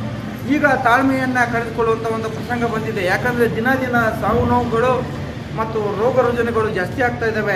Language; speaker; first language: Kannada; native; Kannada